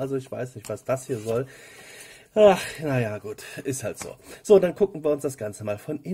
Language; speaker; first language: German; native; German